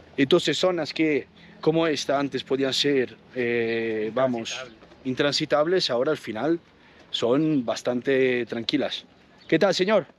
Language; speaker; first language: Spanish; non-native, fluent; Italian